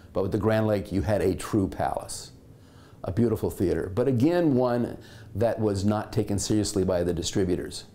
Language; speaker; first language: English; native; English